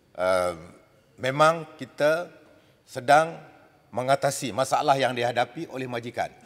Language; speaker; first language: Malay; native; Malay